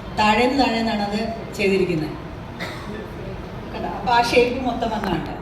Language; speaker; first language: Malayalam; native; Malayalam